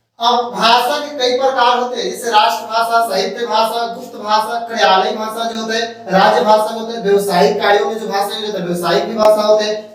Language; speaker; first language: Hindi; native; Hindi